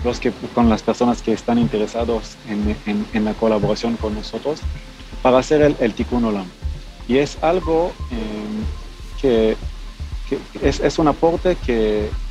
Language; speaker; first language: Spanish; non-native, fluent; Hebrew